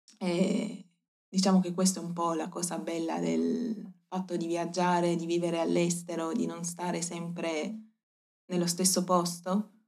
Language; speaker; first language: Italian; native; Italian